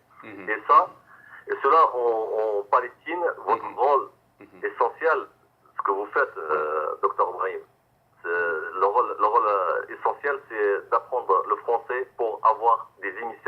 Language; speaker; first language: French; native; French